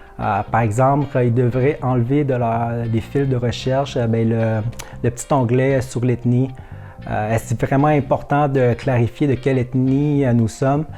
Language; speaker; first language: French; early bilingual, other home language; Vietnamese